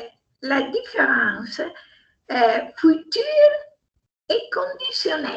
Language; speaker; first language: French; non-native, learner; Italian